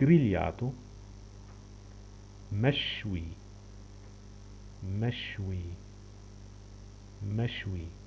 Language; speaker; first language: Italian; non-native, fluent; Arabic